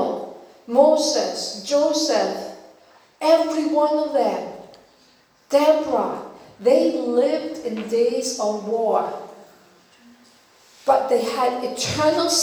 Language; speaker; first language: English; non-native, fluent; Danish